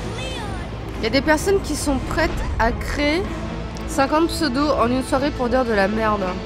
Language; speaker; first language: French; native; French